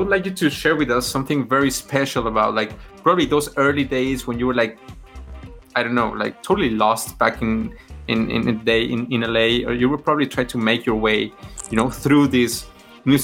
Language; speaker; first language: English; non-native, fluent; Spanish